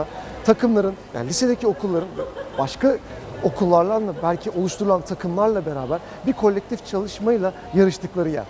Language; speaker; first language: Turkish; native; Turkish